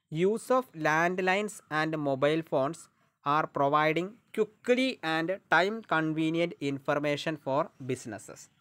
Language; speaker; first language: English; non-native, local second language; Malayalam